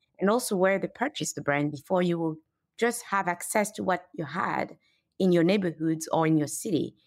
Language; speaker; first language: English; non-native, fluent; French